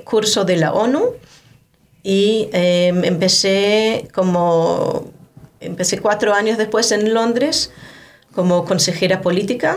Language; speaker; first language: Spanish; non-native, fluent; Hebrew